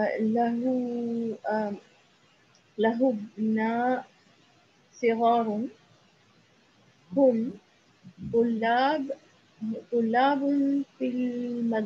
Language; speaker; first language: Arabic; non-native, learner; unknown